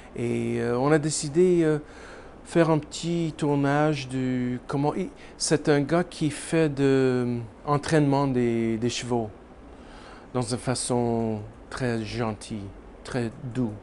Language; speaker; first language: French; non-native, learner; English